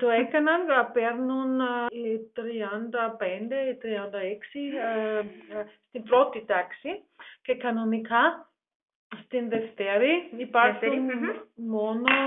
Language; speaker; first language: Greek; non-native, learner; German